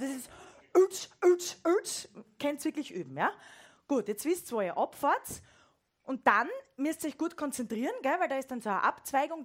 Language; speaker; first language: German; native; German